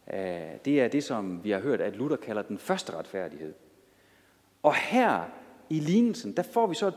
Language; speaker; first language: Danish; native; Danish